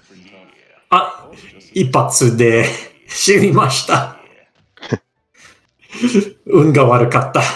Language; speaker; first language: Japanese; non-native, learner; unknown